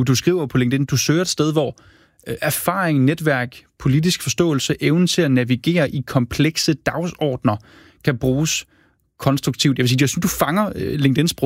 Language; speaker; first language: Danish; native; Danish